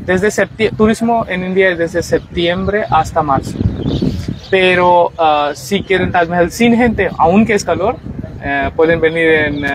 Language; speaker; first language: Spanish; non-native, learner; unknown